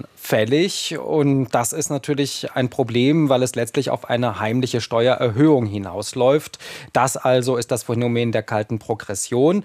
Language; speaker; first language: German; native; German